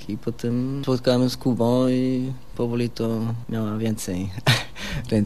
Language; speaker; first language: Polish; non-native, learner; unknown